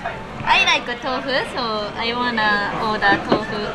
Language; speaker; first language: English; non-native, learner; Japanese